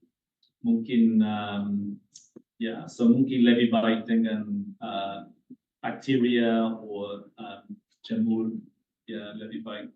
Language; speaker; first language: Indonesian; non-native, learner; English